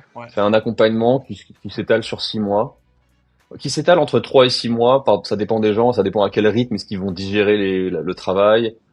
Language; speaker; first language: French; native; French